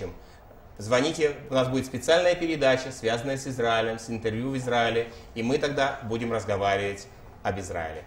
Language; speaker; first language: Russian; native; Russian